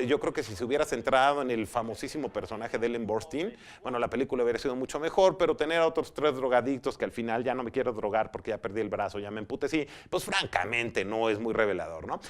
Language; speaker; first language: Spanish; native; Spanish